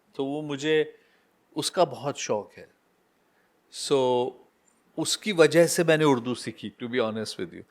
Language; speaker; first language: Hindi; native; Hindi